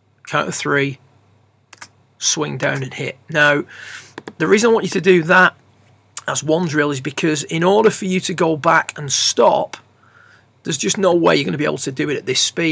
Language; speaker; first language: English; native; English